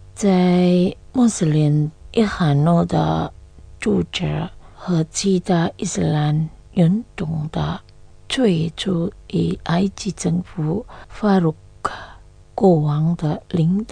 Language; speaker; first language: Chinese; non-native, learner; Indonesian